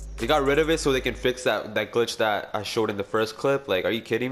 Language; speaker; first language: English; native; English